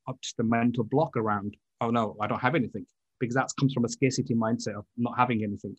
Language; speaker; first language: English; native; English